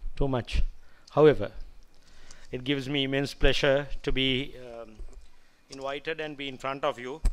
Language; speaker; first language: English; non-native, local second language; Sinhala